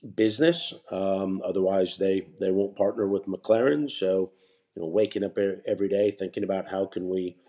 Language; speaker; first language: English; native; English